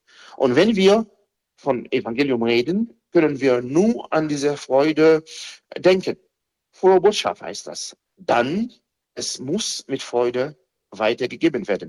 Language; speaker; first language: German; non-native, fluent; Haitian Creole